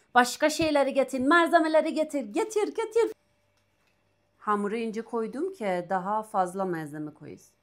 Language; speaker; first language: Turkish; non-native, learner; Persian